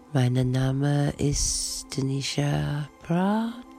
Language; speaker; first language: German; non-native, learner; English